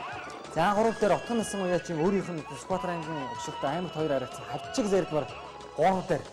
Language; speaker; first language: Mongolian; native; Mongolian